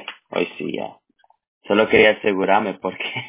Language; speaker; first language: Spanish; early bilingual, heritage; Spanish